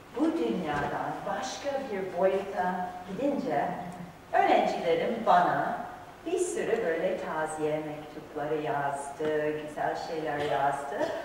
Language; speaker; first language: Turkish; non-native, fluent; English